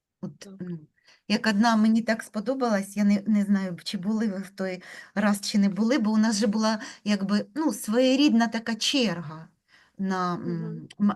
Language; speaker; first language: Ukrainian; non-native, local second language; Russian